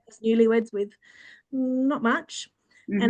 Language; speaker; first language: English; early bilingual, other home language; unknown